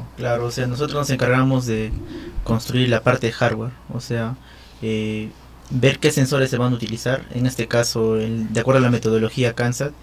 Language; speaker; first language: Spanish; native; Spanish